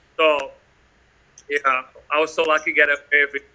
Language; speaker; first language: English; non-native, fluent; Indonesian